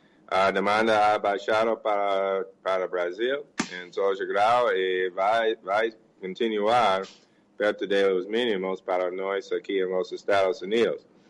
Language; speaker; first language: Portuguese; non-native, fluent; English